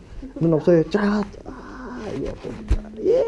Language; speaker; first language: Korean; non-native, learner; Indonesian